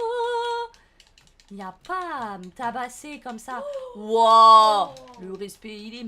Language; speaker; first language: French; native; French